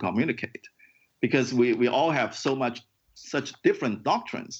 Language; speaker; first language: English; non-native, local second language; Cantonese